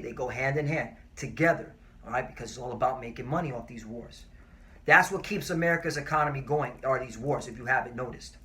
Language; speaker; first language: English; native; English